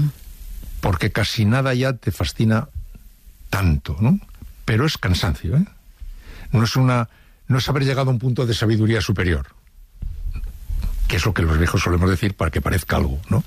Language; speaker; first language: Spanish; native; Spanish